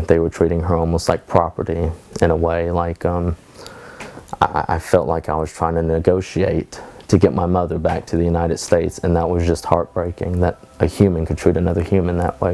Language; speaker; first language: English; native; English